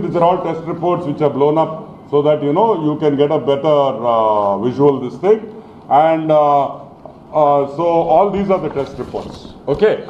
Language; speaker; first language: English; non-native, local second language; Telugu